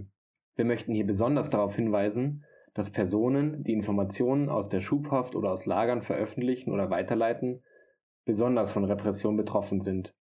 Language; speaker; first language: German; native; German